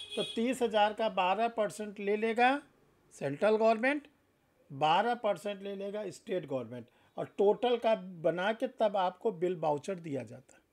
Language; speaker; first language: Hindi; native; Hindi